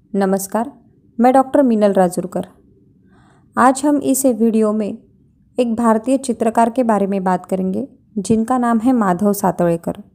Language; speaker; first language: Hindi; non-native, local second language; Marathi